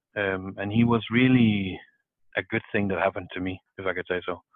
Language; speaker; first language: English; non-native, fluent; Danish